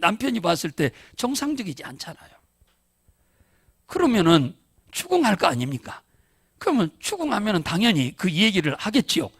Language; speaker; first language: Korean; native; Korean